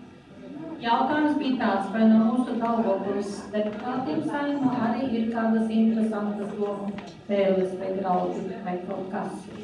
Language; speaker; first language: Latvian; native; Latvian